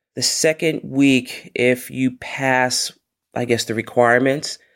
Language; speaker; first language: English; native; English